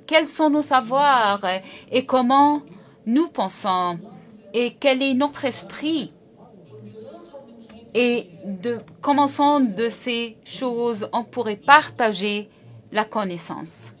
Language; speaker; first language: French; non-native, local second language; Arabic